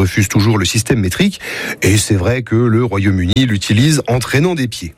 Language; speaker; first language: French; native; French